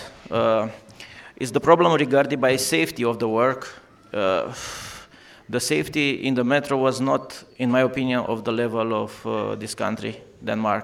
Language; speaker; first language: English; non-native, learner; Romanian